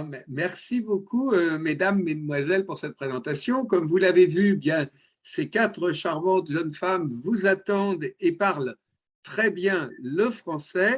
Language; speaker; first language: French; native; French